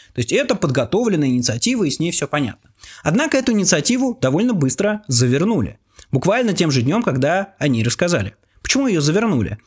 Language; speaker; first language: Russian; native; Russian